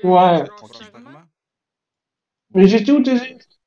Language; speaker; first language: French; native; French